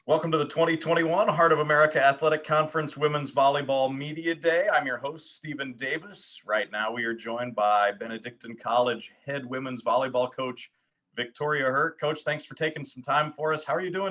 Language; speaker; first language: English; native; English